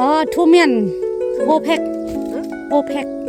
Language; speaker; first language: Korean; non-native, learner; Thai